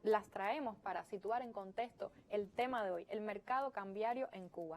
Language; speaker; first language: Spanish; native; Spanish